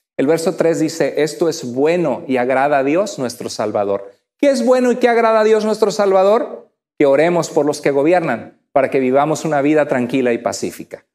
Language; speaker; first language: Spanish; native; Spanish